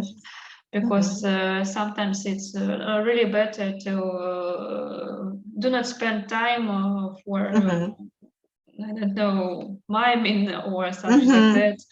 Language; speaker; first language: English; non-native, learner; Russian